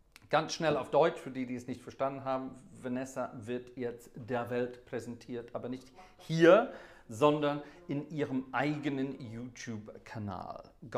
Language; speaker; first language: German; non-native, fluent; English